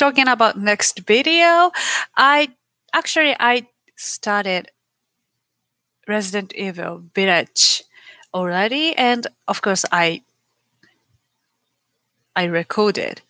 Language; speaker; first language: English; non-native, learner; Japanese